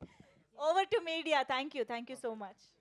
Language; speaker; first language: Telugu; native; Telugu